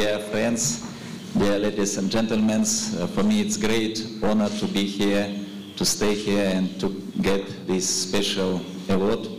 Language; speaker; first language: English; non-native, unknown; Russian